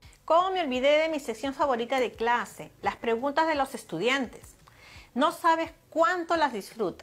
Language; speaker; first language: Spanish; native; Spanish